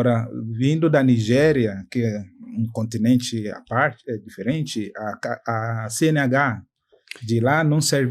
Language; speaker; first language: Portuguese; non-native, fluent; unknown